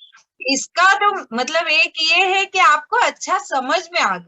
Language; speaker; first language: Hindi; native; Hindi